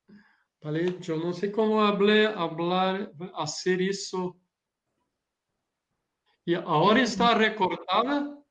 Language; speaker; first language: Spanish; non-native, learner; Portuguese